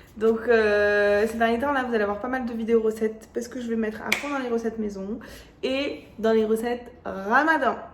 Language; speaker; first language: French; early bilingual, other home language; Arabic